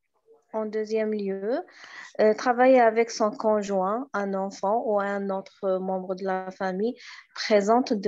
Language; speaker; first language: French; non-native, learner; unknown